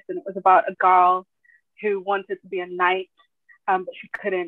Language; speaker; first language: English; early bilingual, other home language; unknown